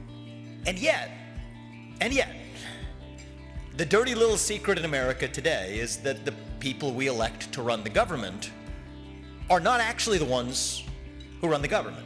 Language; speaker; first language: English; native; English